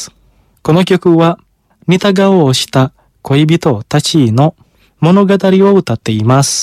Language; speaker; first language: Japanese; non-native, fluent; Indonesian